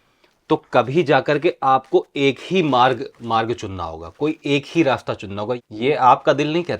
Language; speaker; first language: Hindi; native; Hindi